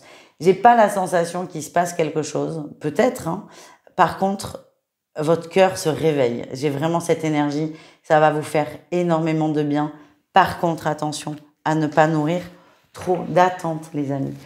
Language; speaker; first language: French; native; French